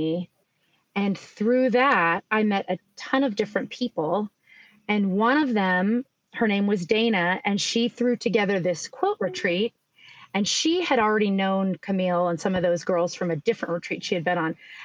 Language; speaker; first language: English; native; English